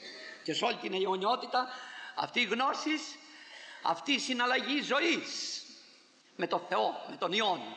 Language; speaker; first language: Greek; native; Greek